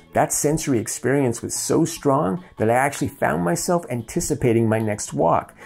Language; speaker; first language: English; native; English